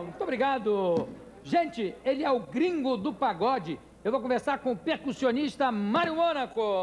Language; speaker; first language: Portuguese; native; Portuguese